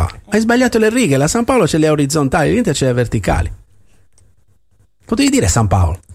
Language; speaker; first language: Italian; native; Italian